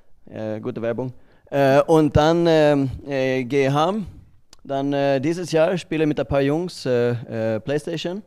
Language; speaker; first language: German; non-native, learner; Swedish